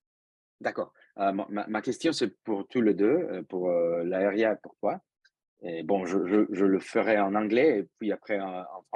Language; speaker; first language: French; non-native, fluent; Spanish